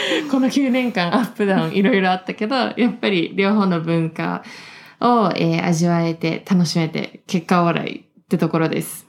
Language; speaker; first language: Japanese; early bilingual, heritage; Japanese